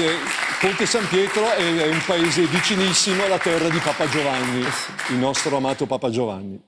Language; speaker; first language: Italian; native; Italian